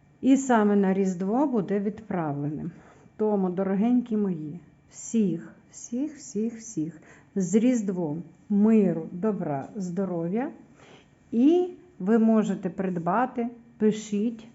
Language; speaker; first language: Ukrainian; native; Ukrainian